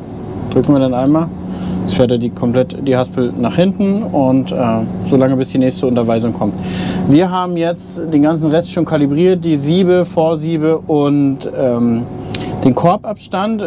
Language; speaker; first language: German; native; German